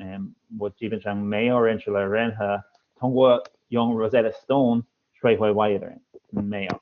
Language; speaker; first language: Chinese; non-native, fluent; English